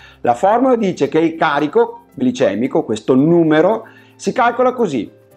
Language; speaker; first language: Italian; native; Italian